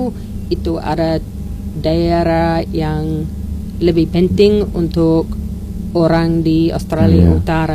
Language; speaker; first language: Indonesian; non-native, learner; English